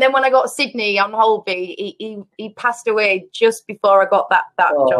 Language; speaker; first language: English; native; English